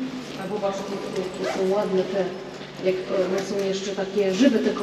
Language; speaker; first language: Polish; native; Polish